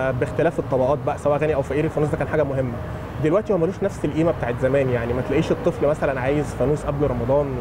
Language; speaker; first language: Arabic; early bilingual, other home language; English